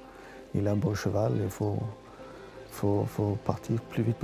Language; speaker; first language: French; non-native, fluent; Swedish